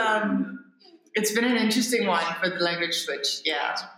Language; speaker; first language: English; non-native, local second language; French